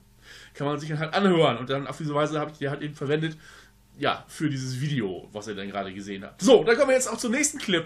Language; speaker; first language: German; native; German